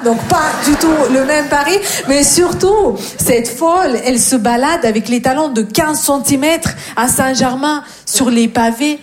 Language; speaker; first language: French; non-native, fluent; Russian